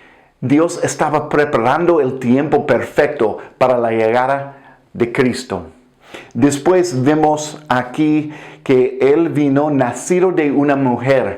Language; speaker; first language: Spanish; non-native, fluent; English